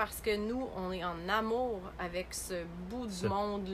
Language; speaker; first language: French; native; French